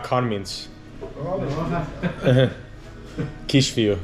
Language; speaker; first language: Hungarian; non-native, learner; English